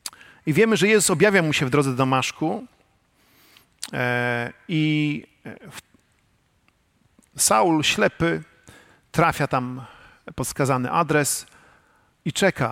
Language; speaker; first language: Polish; native; Polish